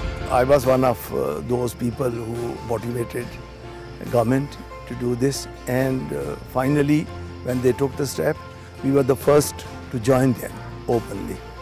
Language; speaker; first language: English; non-native, local second language; Urdu